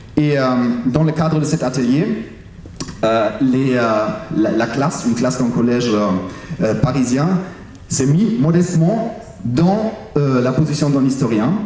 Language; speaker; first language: French; non-native, fluent; German